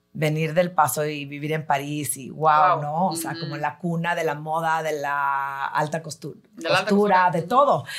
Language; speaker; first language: Spanish; early bilingual, heritage; Spanish